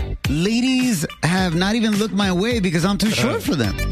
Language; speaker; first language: English; early bilingual, other home language; Spanish